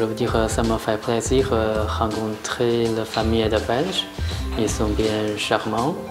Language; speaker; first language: French; non-native, learner; Chinese